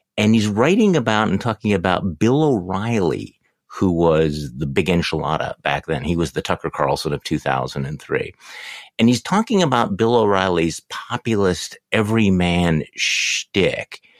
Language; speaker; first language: English; native; English